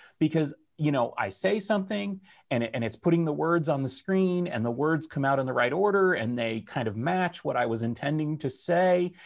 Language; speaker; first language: English; native; English